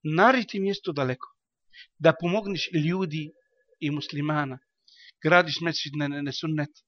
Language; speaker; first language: Bosnian; non-native, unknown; Arabic